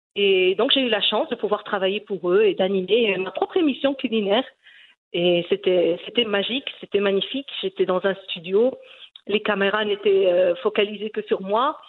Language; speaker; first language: French; early bilingual, other home language; Riffian